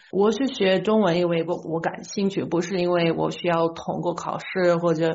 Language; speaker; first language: Chinese; non-native, fluent; English